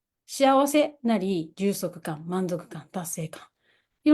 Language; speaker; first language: Japanese; native; Japanese